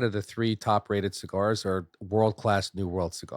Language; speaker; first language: English; native; English